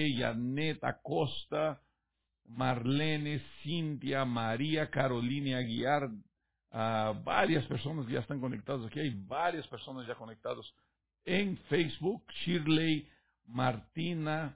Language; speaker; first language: Spanish; native; Spanish